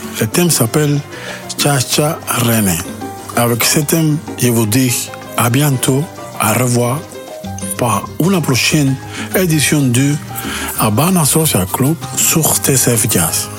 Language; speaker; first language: French; non-native, learner; Spanish